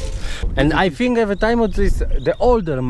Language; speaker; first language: English; non-native, learner; Polish